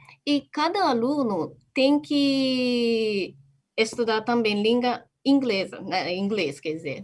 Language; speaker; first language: Portuguese; non-native, fluent; Japanese